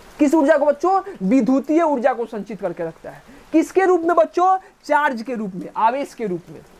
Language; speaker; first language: Hindi; native; Hindi